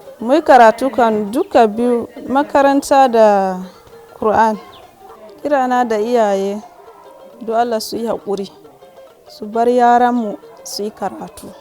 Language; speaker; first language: Hausa; non-native, local second language; Fula